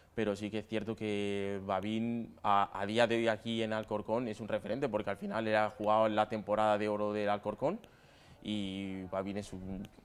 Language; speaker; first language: Spanish; native; Spanish